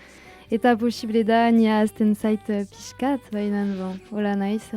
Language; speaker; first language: Basque; non-native, local second language; French